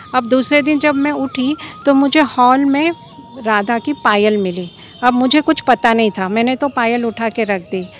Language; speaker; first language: Hindi; non-native, local second language; Marathi